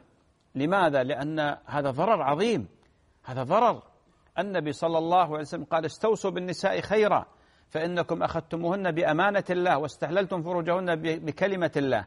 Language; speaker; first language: Arabic; native; Arabic